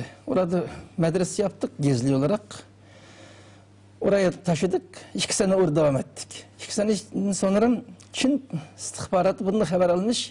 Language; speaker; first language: Turkish; non-native, learner; Uyghur